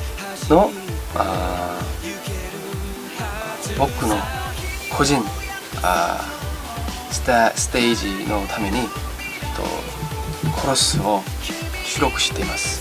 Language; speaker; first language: Japanese; non-native, learner; Korean